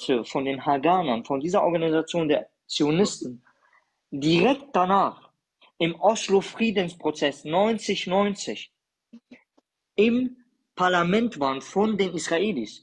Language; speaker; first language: German; early bilingual, other home language; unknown